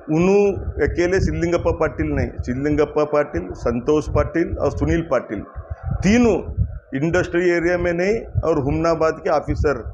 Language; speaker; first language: Hindi; non-native, local second language; Kannada